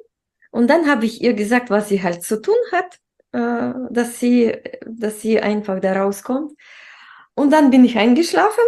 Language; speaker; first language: German; non-native, fluent; Russian